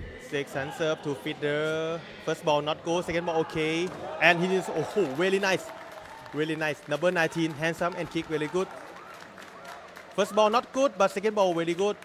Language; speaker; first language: English; non-native, learner; Thai